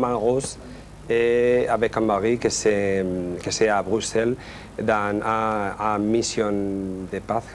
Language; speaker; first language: French; non-native, learner; Spanish